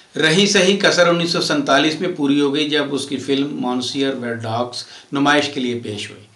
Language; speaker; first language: Urdu; non-native, local second language; Punjabi